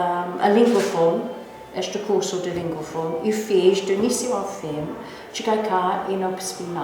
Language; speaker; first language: Portuguese; non-native, fluent; English